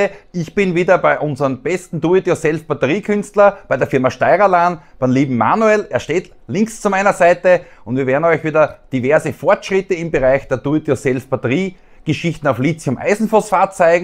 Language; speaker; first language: German; native; German